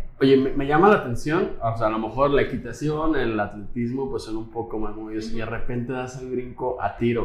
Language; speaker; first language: Spanish; native; Spanish